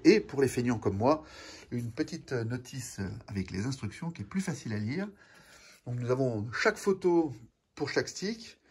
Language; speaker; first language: French; native; French